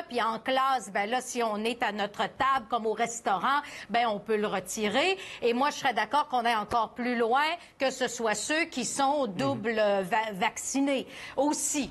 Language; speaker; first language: French; native; French